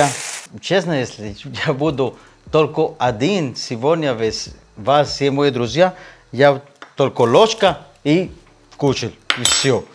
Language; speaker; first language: Russian; non-native, learner; Spanish